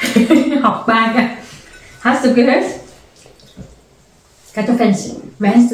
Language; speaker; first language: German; non-native, learner; Vietnamese